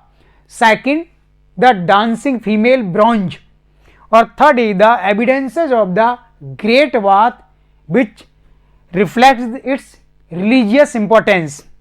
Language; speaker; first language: English; non-native, local second language; Hindi